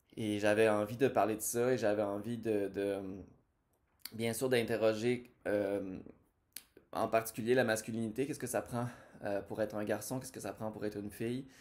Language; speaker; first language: French; native; French